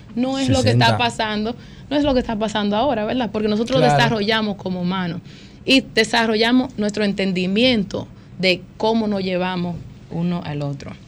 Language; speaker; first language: Spanish; early bilingual, heritage; Spanish